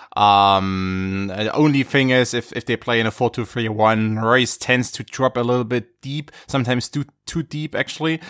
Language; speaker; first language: English; non-native, fluent; German